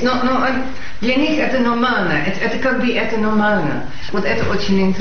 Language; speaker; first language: Russian; non-native, fluent; Dutch